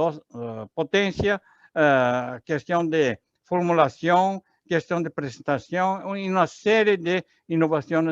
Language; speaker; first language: Spanish; non-native, learner; Portuguese